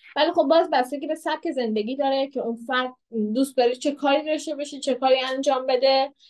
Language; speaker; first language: Persian; native; Persian